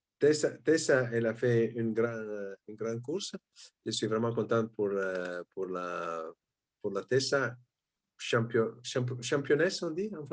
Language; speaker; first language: French; non-native, fluent; Italian